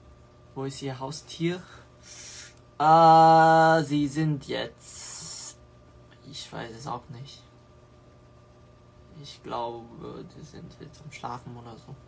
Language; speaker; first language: German; early bilingual, other home language; Chinese